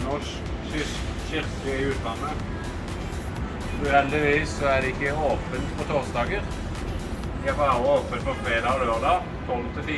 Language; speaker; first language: Norwegian; non-native, fluent; English